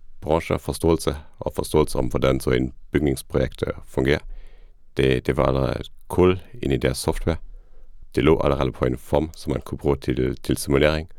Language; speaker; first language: Danish; non-native, fluent; Luxembourgish